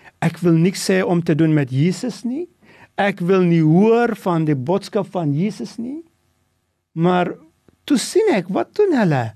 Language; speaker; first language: Afrikaans; non-native, local second language; English